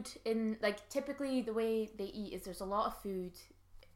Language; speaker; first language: English; native; English